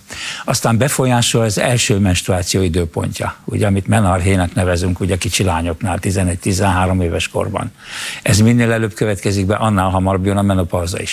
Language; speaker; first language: Hungarian; native; Hungarian